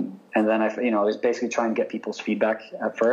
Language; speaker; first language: English; native; English